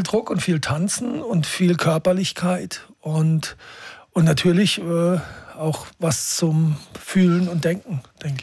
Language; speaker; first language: German; native; German